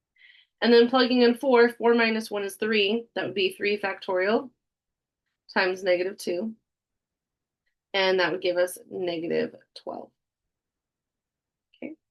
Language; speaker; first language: English; native; English